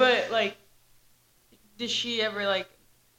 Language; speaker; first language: English; early bilingual, other home language; Spanish